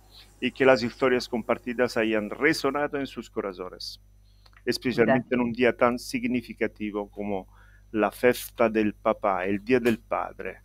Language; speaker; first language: Spanish; non-native, fluent; Italian